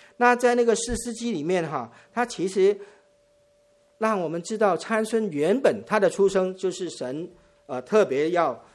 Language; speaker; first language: Chinese; non-native, local second language; Cantonese